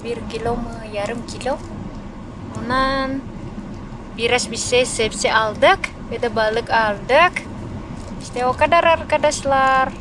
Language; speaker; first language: Turkish; non-native, learner; Indonesian